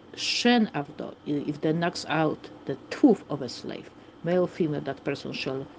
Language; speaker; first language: English; non-native, fluent; Polish